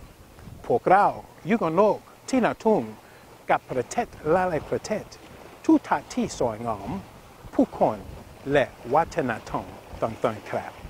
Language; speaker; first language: Thai; non-native, learner; English